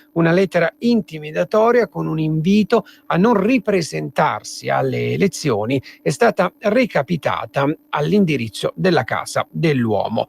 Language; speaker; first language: Italian; native; Italian